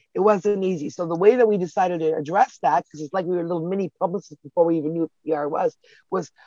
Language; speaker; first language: English; native; English